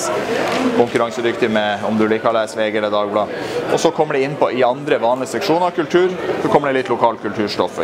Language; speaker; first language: Norwegian; native; Norwegian